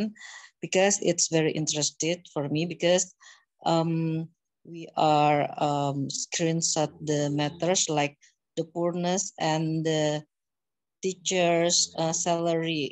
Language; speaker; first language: English; non-native, learner; Indonesian